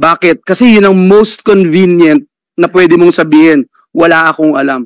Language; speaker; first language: Filipino; native; Filipino